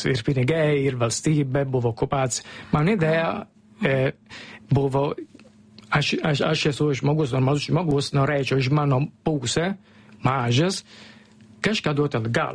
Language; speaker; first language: Lithuanian; non-native, learner; Italian